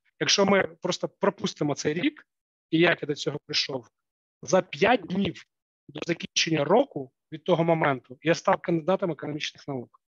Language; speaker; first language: Ukrainian; native; Ukrainian